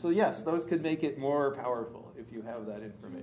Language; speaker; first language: English; native; English